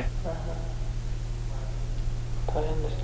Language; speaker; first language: Japanese; early bilingual, heritage; Japanese